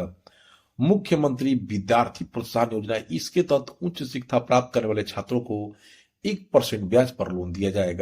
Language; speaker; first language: Hindi; native; Hindi